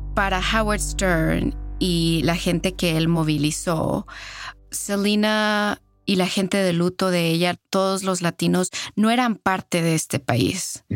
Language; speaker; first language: Spanish; early bilingual, heritage; Spanish